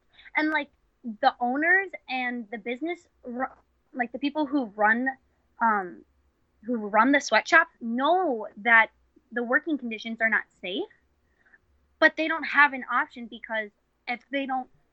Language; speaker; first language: English; native; English